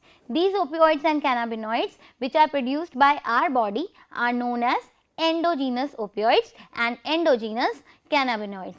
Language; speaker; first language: English; non-native, local second language; Hindi